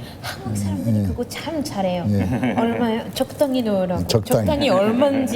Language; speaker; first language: Korean; non-native, fluent; French